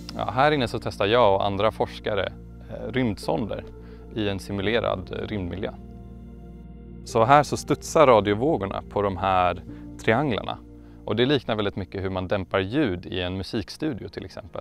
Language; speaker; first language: Swedish; early bilingual, other home language; Dutch